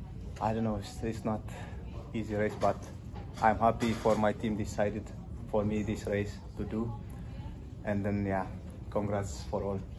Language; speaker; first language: English; non-native, learner; Tigrinya